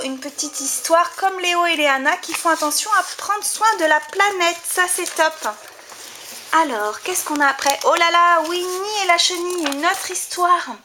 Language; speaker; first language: French; native; French